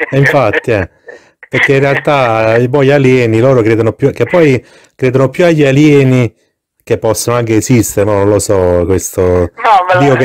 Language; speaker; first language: Italian; native; Italian